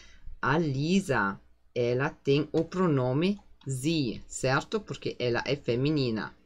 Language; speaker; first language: Portuguese; non-native, fluent; German